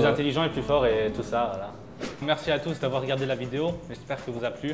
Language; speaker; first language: French; native; French